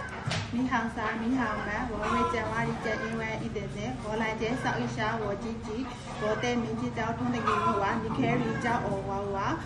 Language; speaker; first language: Chinese; non-native, learner; Burmese